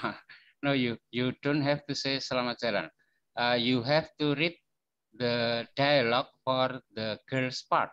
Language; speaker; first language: English; non-native, fluent; Indonesian